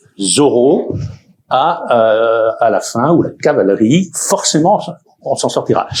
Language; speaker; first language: French; native; French